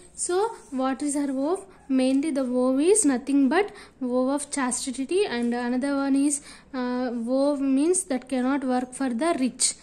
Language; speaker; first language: English; non-native, local second language; Telugu